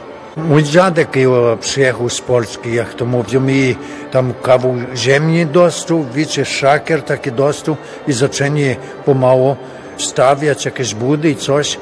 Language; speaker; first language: Polish; early bilingual, heritage; Polish